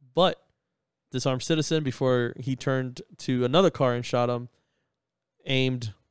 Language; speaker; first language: English; native; English